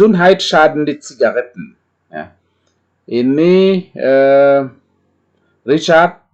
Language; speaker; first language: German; non-native, fluent; Indonesian